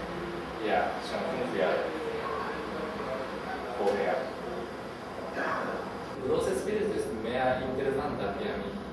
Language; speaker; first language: German; non-native, learner; Japanese